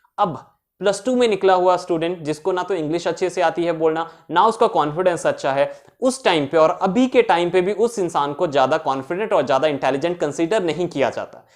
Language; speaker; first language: Hindi; native; Hindi